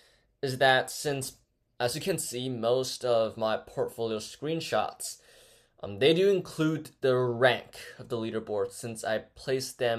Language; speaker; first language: English; non-native, fluent; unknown